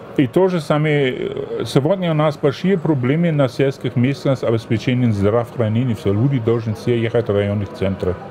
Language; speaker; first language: Russian; non-native, fluent; German